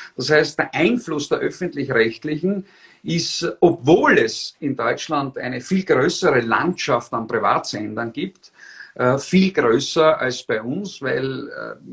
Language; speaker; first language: German; native; German